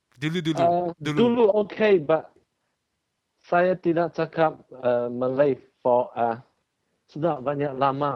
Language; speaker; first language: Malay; non-native, local second language; Chinese